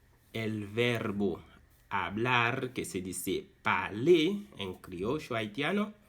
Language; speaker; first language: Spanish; non-native, fluent; Haitian Creole